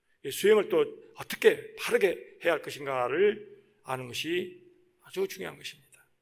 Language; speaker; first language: Korean; native; Korean